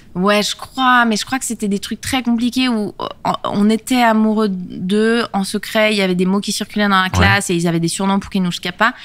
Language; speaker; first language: French; native; French